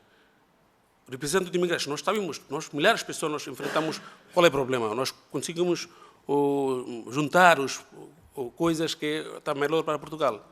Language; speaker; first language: Portuguese; non-native, learner; Bangla